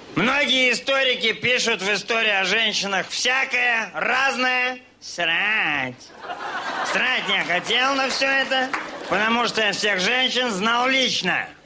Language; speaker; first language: Russian; native; Russian